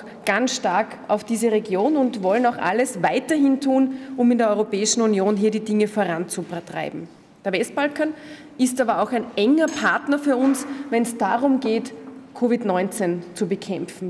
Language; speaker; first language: German; native; German